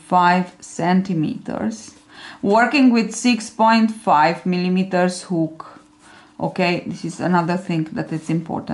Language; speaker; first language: English; non-native, fluent; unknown